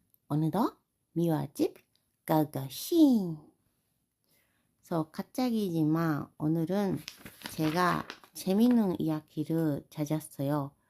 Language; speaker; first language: Korean; non-native, learner; Japanese